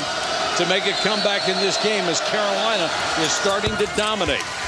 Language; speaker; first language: English; native; English